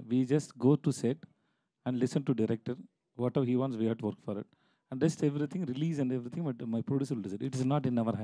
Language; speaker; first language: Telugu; non-native, learner; Tamil